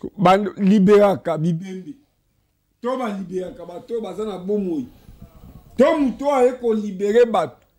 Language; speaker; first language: Lingala; native; Lingala